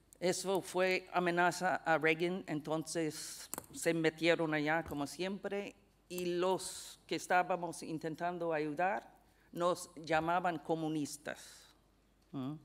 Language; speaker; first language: Spanish; non-native, fluent; English